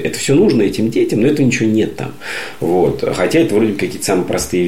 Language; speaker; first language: Russian; native; Russian